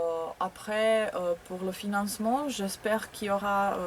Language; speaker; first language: French; non-native, fluent; Croatian